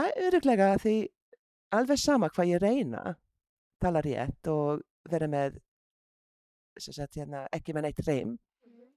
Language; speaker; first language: Icelandic; non-native, learner; Hungarian